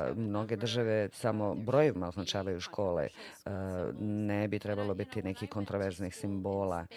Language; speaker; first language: Bosnian; non-native, fluent; English